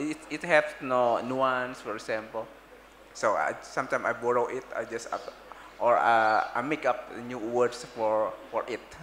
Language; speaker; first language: English; non-native, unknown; Sundanese